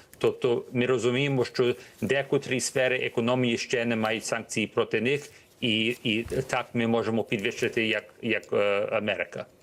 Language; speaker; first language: Ukrainian; early bilingual, heritage; Ukrainian